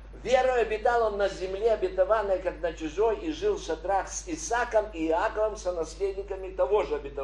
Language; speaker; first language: Polish; non-native, learner; Russian